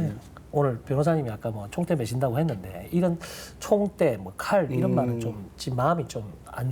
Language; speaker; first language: Korean; native; Korean